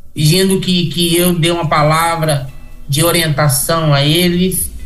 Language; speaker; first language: Portuguese; native; Portuguese